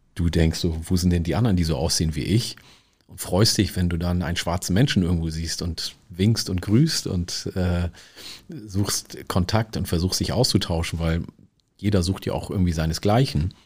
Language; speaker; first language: German; early bilingual, other home language; Oromo